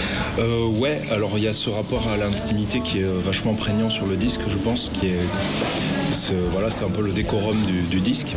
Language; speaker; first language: French; native; French